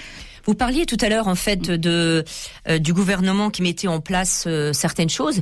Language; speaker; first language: French; native; French